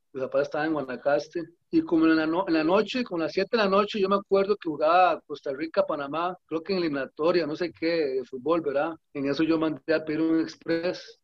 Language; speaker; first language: Spanish; native; Spanish